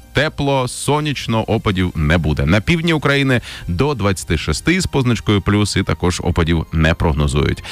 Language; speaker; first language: Ukrainian; native; Ukrainian